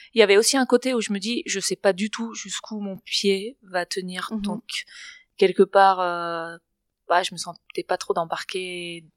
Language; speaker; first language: French; non-native, fluent; Spanish